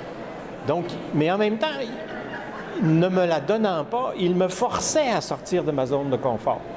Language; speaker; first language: French; native; French